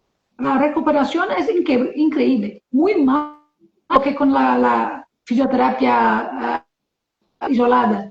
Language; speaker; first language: Spanish; non-native, learner; Portuguese